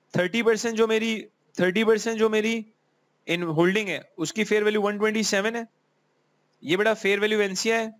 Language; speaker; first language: Urdu; native; Urdu